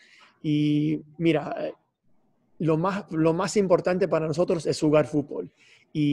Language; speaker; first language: Spanish; non-native, fluent; English